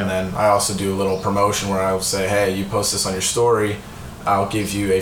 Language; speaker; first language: English; native; English